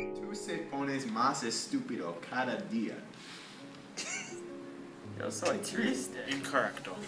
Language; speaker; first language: Spanish; non-native, learner; English